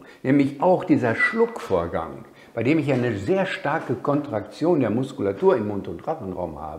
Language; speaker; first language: German; native; German